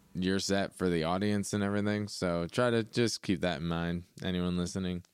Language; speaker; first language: English; native; English